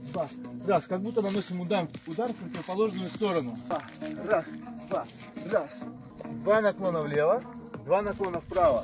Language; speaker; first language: Russian; native; Russian